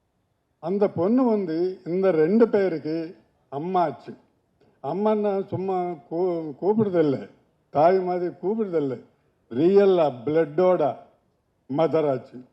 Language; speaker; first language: Tamil; non-native, learner; Telugu